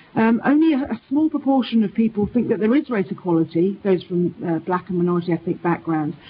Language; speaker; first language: English; native; English